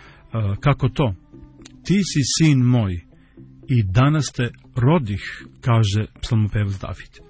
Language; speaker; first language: Serbian; native; Serbian